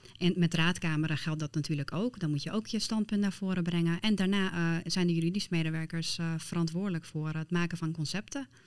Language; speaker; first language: Dutch; early bilingual, other home language; Persian